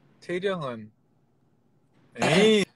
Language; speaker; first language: Korean; early bilingual, heritage; Korean